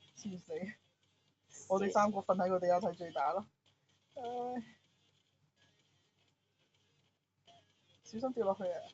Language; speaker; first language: Chinese; native; Chinese